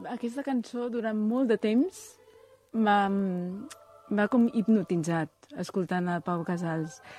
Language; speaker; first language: Catalan; non-native, fluent; Chinese